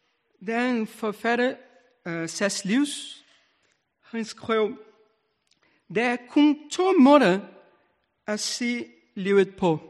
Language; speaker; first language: Danish; non-native, learner; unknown